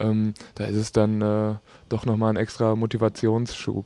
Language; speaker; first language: German; native; German